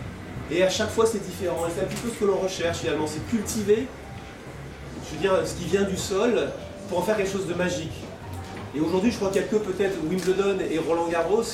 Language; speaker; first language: French; native; French